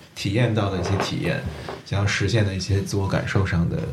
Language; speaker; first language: Chinese; native; Chinese